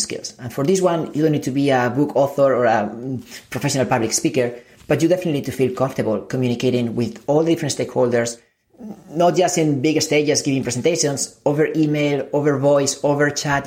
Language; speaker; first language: English; non-native, fluent; Spanish